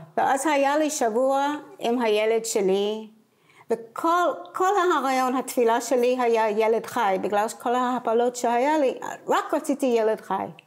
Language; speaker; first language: Hebrew; non-native, fluent; English